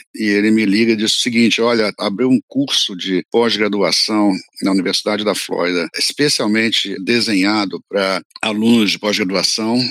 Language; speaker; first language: Portuguese; native; Portuguese